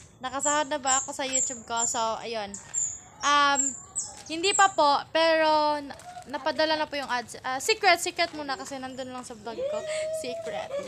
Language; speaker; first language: Filipino; non-native, local second language; Cebuano